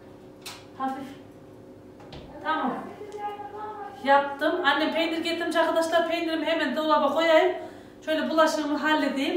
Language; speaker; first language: Turkish; native; Turkish